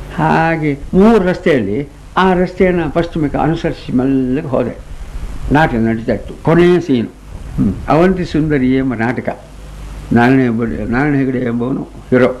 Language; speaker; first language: Kannada; native; Kannada